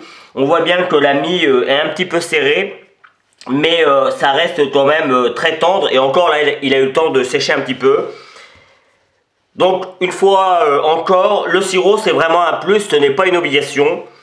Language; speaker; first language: French; native; French